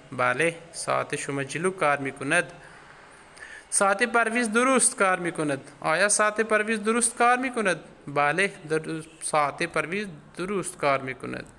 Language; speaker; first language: Persian; non-native, fluent; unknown